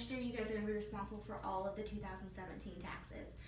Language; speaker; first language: English; native; English